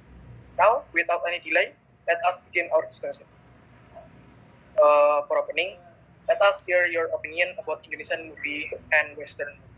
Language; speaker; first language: English; non-native, learner; Indonesian